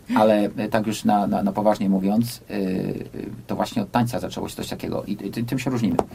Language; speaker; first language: Polish; native; Polish